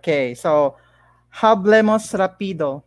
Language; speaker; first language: Spanish; non-native, learner; Filipino